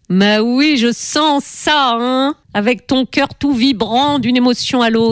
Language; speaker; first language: French; native; French